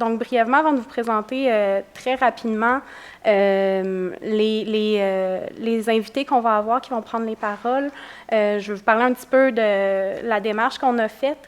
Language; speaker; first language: French; native; French